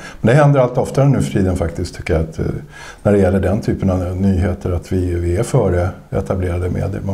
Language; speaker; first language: Swedish; native; Swedish